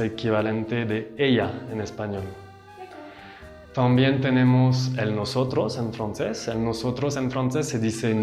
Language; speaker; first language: Spanish; non-native, fluent; French